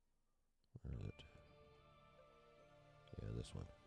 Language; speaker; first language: English; native; English